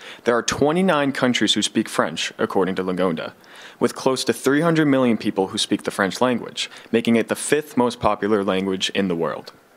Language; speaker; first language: English; native; English